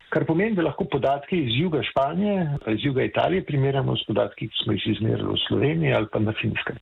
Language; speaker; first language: Slovenian; native; Slovenian